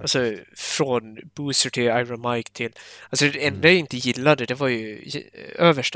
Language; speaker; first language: Swedish; native; Swedish